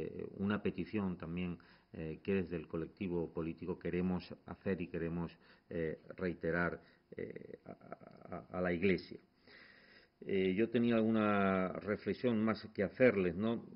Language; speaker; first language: Spanish; native; Spanish